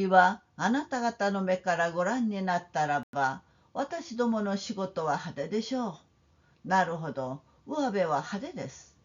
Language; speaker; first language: Japanese; non-native, fluent; Korean